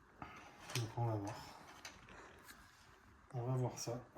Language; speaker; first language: French; native; French